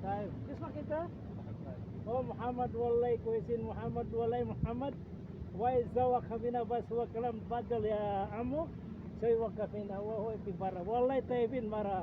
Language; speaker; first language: Arabic; non-native, learner; Filipino